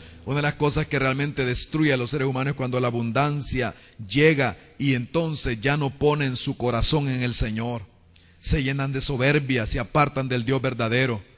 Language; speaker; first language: Spanish; native; Spanish